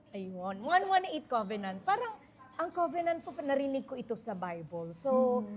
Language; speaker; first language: Filipino; native; Filipino